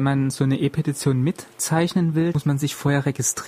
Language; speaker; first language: German; native; German